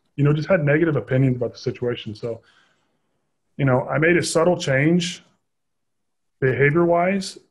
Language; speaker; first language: English; native; English